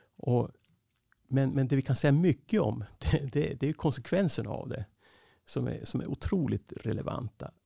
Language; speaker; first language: Swedish; native; Swedish